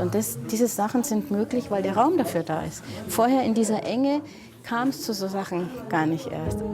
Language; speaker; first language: German; native; German